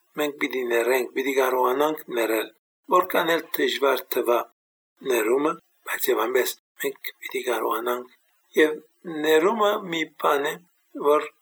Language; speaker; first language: Armenian; native; Armenian